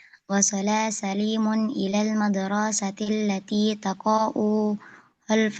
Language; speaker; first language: Arabic; non-native, learner; Indonesian